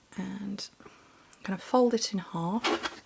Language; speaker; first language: English; native; English